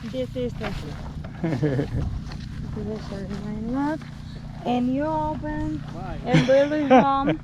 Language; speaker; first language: English; non-native, learner; Spanish